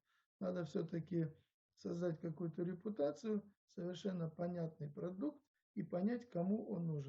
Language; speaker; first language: Russian; native; Russian